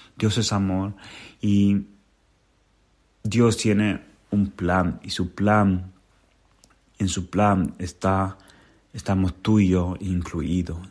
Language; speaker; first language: Spanish; native; Spanish